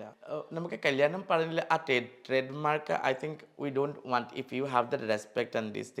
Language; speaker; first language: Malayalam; non-native, fluent; Assamese